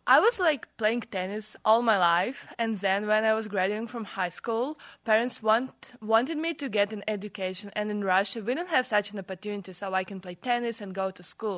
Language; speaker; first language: English; non-native, fluent; Russian